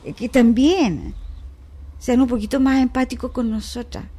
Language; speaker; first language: Spanish; native; Spanish